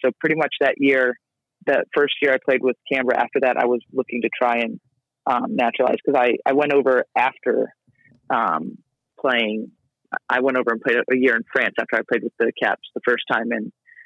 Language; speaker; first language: English; native; English